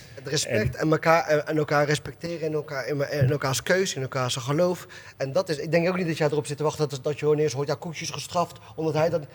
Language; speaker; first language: Dutch; early bilingual, other home language; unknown